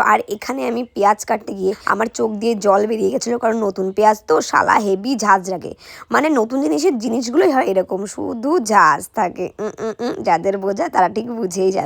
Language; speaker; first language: Bangla; native; Bangla